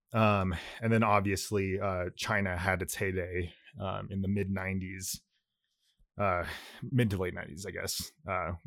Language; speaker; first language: English; early bilingual, other home language; Japanese